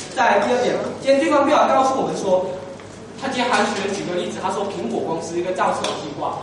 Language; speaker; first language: Chinese; native; Chinese